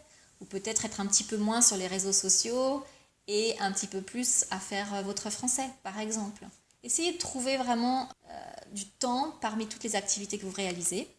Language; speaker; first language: French; native; French